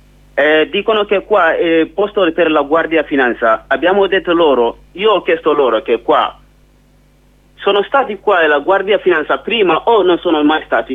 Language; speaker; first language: Italian; non-native, learner; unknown